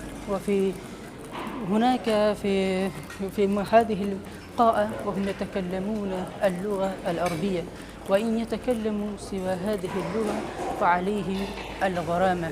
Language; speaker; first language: Arabic; non-native, fluent; Urdu